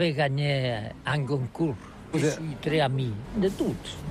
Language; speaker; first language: French; non-native, learner; Catalan